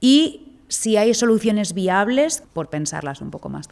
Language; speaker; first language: Spanish; native; Spanish